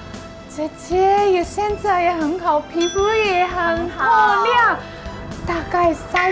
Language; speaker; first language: Chinese; non-native, fluent; Japanese